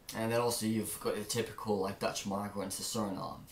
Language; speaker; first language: English; native; English